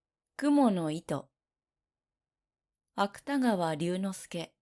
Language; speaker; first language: Japanese; native; Japanese